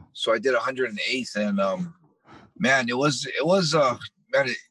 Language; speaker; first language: English; native; English